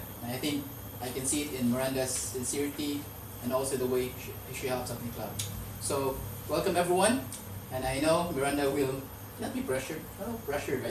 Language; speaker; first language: English; non-native, fluent; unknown